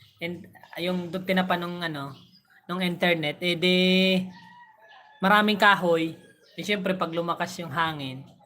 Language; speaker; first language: Filipino; non-native, local second language; Bikol